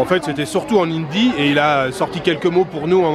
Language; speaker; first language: French; native; French